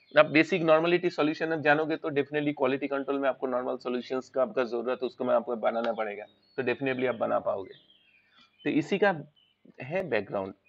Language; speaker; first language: Hindi; non-native, local second language; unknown